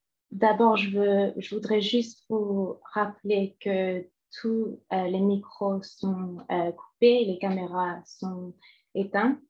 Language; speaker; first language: French; non-native, fluent; English